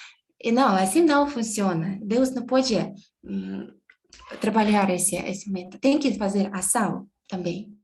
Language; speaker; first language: Portuguese; non-native, fluent; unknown